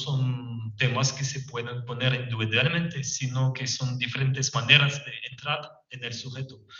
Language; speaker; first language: Spanish; non-native, fluent; French